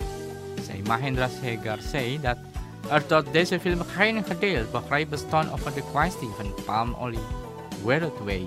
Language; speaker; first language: Dutch; non-native, fluent; Indonesian